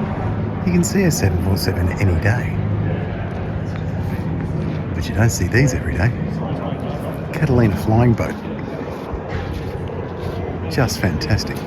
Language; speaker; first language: English; native; English